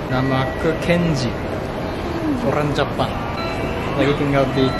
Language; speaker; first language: Indonesian; non-native, fluent; Japanese